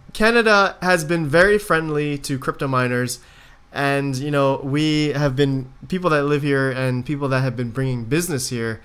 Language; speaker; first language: English; native; English